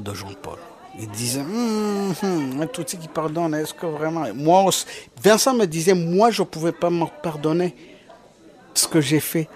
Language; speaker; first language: French; non-native, local second language; Kinyarwanda